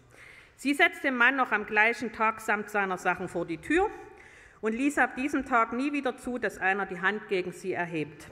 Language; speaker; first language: German; native; German